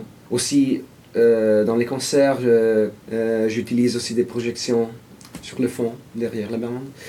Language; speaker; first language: French; non-native, fluent; Italian